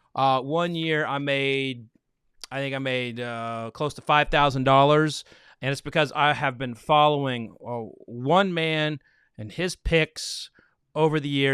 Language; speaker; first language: English; native; English